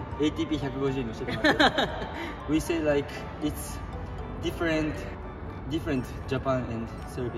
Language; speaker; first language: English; non-native, learner; Japanese